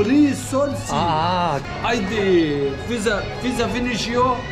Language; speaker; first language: English; non-native, learner; Arabic